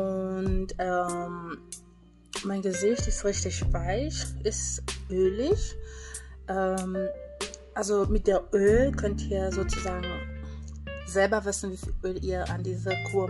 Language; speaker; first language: German; non-native, fluent; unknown